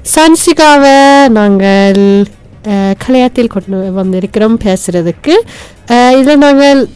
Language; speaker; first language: Tamil; native; Tamil